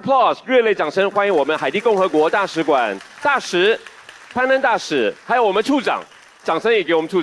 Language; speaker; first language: Chinese; native; Chinese